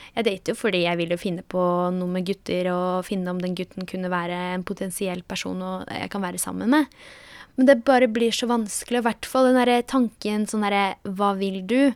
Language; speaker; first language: Norwegian; early bilingual, other home language; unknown